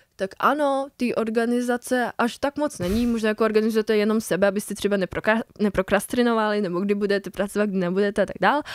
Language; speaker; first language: Czech; non-native, fluent; Bosnian